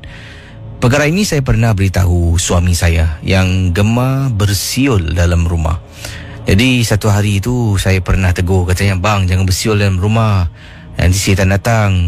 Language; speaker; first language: Malay; native; Malay